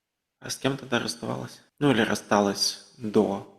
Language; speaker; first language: Russian; native; Russian